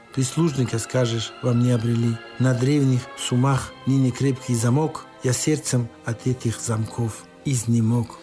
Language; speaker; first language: Russian; non-native, local second language; Tajik